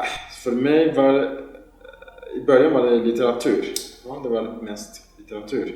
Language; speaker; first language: Swedish; non-native, fluent; Spanish